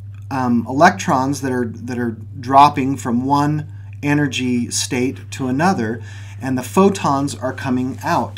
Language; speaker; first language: English; native; English